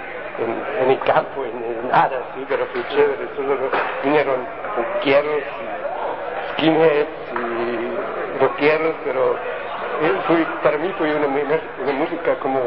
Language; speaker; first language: Spanish; non-native, learner; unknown